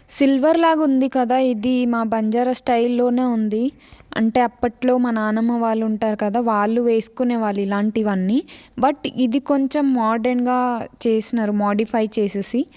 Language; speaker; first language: Telugu; non-native, local second language; Lambadi